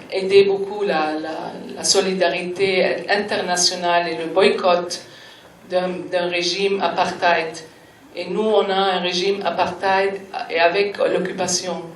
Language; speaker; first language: French; non-native, fluent; Arabic